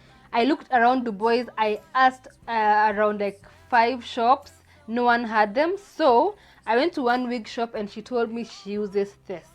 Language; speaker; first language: English; non-native, local second language; Swahili